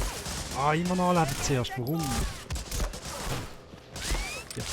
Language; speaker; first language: German; native; German